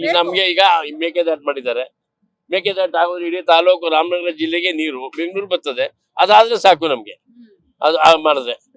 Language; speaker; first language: Kannada; native; Kannada